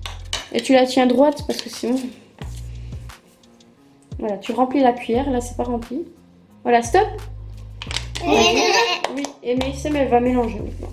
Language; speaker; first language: French; native; French